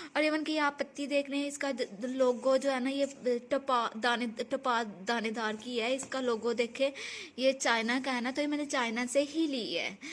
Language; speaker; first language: Urdu; non-native, local second language; Punjabi